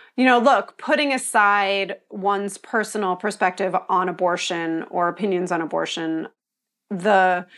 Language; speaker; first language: English; native; English